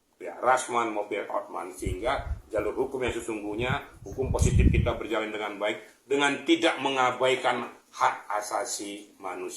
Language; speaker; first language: Indonesian; native; Indonesian